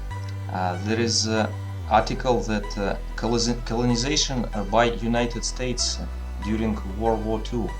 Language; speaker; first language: English; non-native, learner; Russian